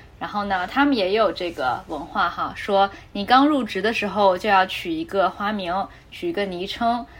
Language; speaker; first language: Chinese; native; Chinese